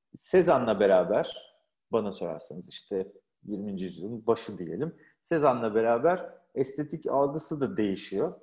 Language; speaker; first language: Turkish; native; Turkish